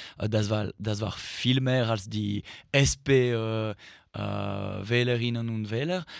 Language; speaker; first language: German; non-native, learner; French